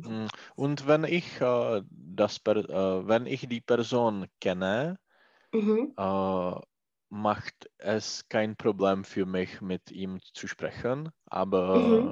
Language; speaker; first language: German; non-native, learner; Czech